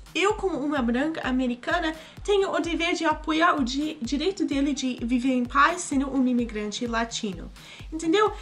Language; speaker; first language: Portuguese; non-native, fluent; English